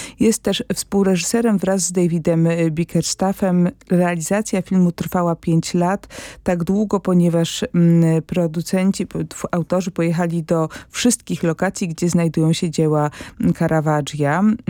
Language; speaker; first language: Polish; native; Polish